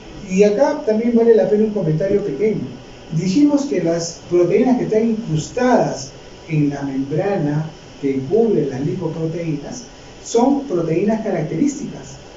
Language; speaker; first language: Spanish; native; Spanish